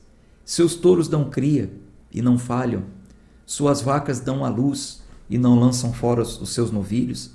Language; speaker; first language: Portuguese; native; Portuguese